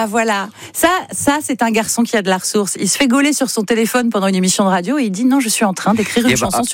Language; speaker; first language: French; native; French